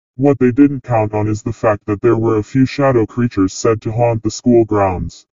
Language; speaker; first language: English; native; English